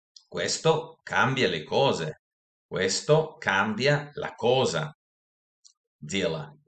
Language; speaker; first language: Italian; non-native, fluent; Russian